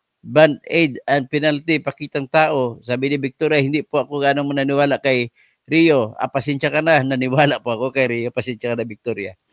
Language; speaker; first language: Filipino; non-native, local second language; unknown